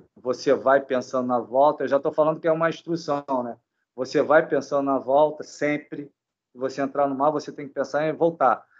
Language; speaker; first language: Portuguese; native; Portuguese